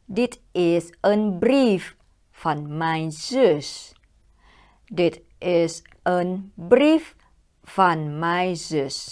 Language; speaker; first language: Dutch; non-native, learner; Thai